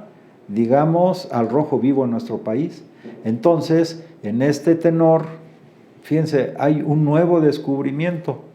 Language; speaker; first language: Spanish; native; Spanish